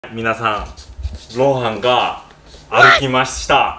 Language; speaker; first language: Japanese; non-native, fluent; Korean